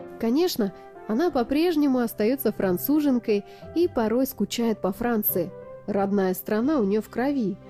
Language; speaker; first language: Russian; native; Russian